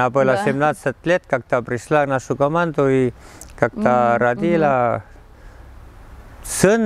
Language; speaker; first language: Russian; non-native, learner; Estonian